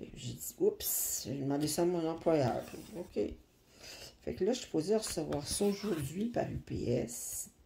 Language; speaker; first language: French; native; French